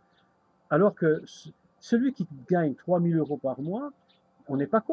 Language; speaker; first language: French; native; French